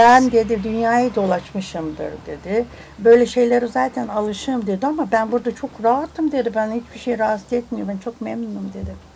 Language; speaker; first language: Turkish; early bilingual, heritage; English